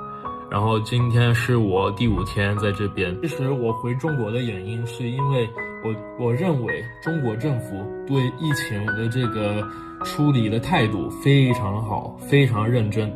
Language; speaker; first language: Chinese; non-native, fluent; Italian